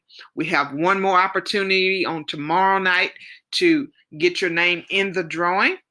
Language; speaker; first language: English; native; English